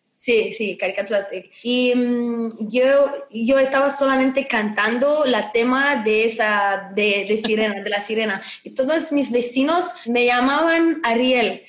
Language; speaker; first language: Spanish; non-native, fluent; Romanian